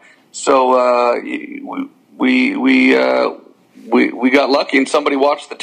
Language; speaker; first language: English; native; English